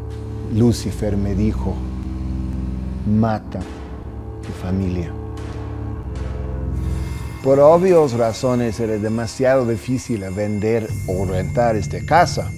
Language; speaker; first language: Spanish; early bilingual, heritage; English